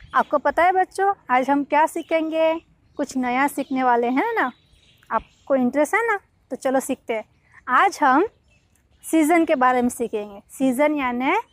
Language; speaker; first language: Hindi; non-native, local second language; Gujarati